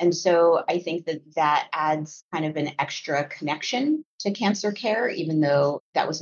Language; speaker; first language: English; native; English